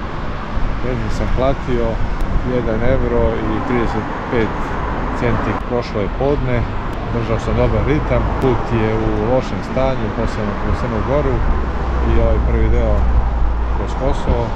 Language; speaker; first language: Croatian; native; Croatian